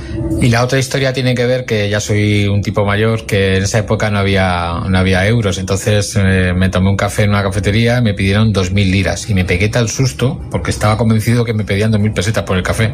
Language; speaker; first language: Spanish; native; Spanish